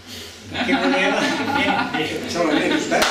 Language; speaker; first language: Italian; non-native, learner; Serbian